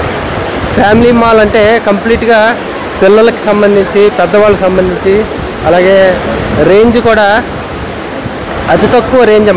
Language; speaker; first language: Telugu; native; Telugu